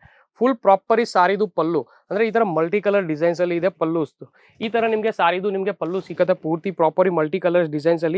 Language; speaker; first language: Kannada; non-native, local second language; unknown